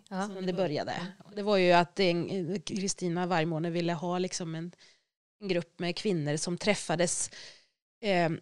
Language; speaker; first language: Swedish; native; Swedish